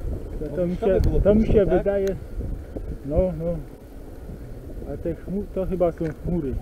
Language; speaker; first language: Polish; native; Polish